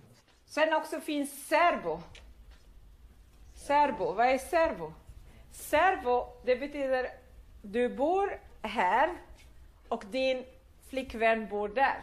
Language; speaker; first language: Swedish; non-native, fluent; Arabic